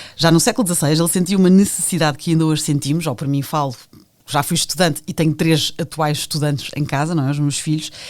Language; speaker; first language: Portuguese; native; Portuguese